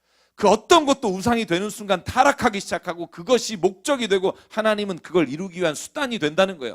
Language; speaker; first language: Korean; native; Korean